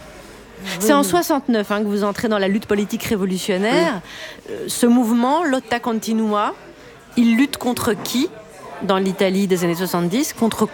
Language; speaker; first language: French; native; French